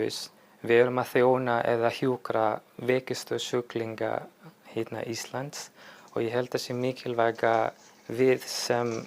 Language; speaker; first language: Icelandic; non-native, fluent; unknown